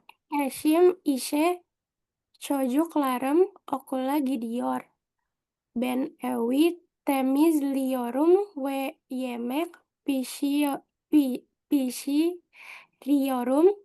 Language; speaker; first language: Turkish; non-native, learner; Indonesian